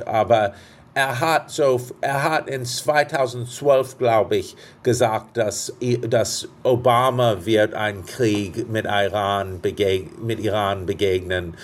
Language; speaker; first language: German; non-native, fluent; English